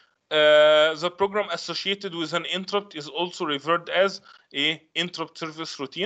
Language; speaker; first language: English; non-native, fluent; Arabic